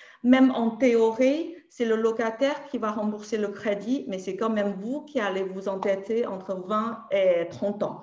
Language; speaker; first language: French; native; French